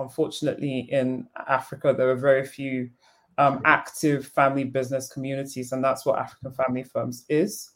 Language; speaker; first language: English; non-native, local second language; Yoruba